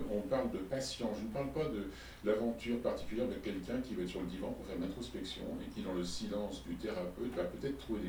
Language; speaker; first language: French; native; French